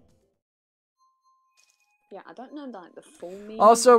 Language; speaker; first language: English; native; English